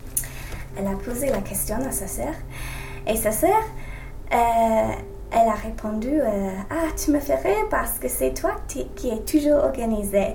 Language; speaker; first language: French; non-native, learner; English